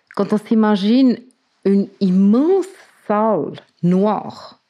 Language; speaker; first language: French; native; French